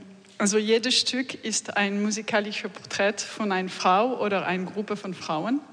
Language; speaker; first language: German; non-native, learner; French